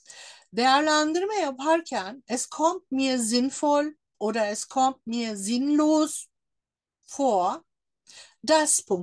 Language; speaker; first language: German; non-native, fluent; Turkish